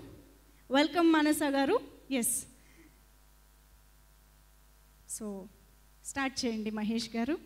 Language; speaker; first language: Telugu; native; Telugu